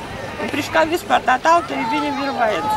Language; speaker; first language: Latvian; non-native, local second language; Russian